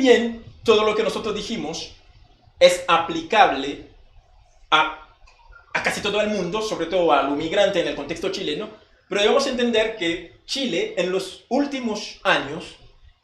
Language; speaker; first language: Spanish; non-native, fluent; Haitian Creole